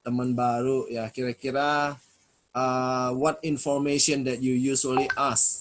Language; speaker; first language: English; non-native, fluent; Indonesian